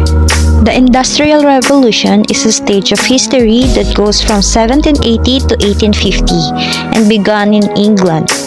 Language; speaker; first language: English; non-native, local second language; Filipino